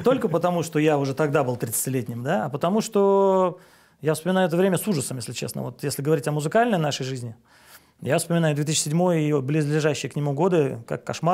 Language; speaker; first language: Russian; native; Russian